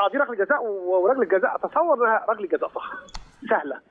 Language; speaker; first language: Arabic; native; Arabic